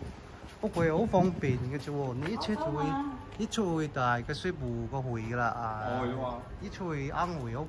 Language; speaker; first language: Chinese; native; Chinese